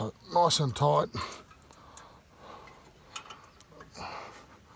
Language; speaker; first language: English; native; English